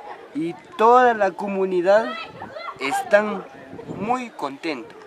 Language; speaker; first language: Spanish; non-native, local second language; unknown